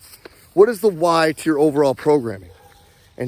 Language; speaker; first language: English; native; English